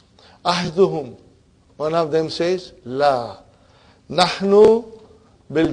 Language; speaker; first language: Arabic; non-native, fluent; Urdu